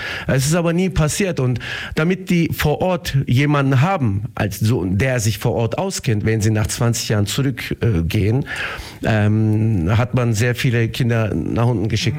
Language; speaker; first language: German; early bilingual, other home language; Turkish